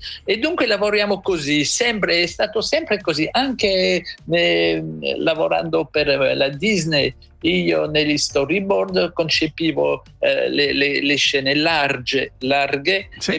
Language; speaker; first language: Italian; non-native, fluent; French